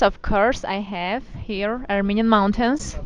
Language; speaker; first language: English; non-native, learner; Armenian